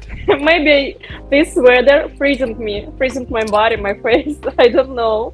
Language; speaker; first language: English; non-native, learner; Russian